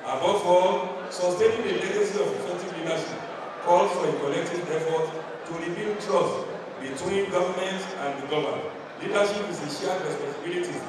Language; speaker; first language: English; non-native, local second language; Yoruba